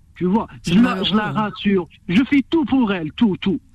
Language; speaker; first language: French; non-native, local second language; Arabic